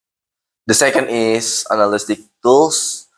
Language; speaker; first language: English; non-native, learner; Indonesian